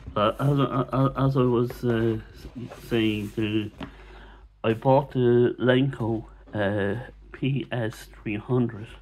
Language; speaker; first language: English; native; English